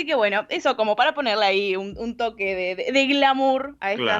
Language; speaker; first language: Spanish; native; Spanish